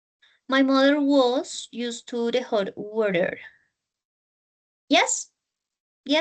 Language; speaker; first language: English; non-native, learner; Spanish